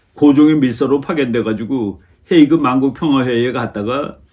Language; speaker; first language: Korean; native; Korean